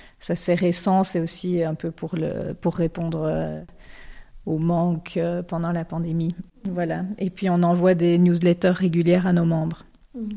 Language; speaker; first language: French; native; French